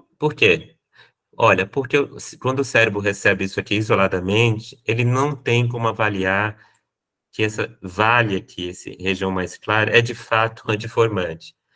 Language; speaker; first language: Portuguese; native; Portuguese